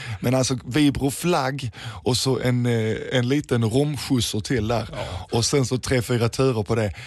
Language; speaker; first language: Swedish; early bilingual, other home language; Danish